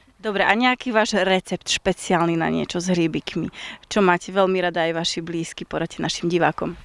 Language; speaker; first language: Slovak; native; Slovak